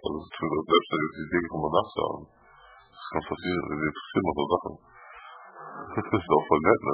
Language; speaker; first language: German; native; German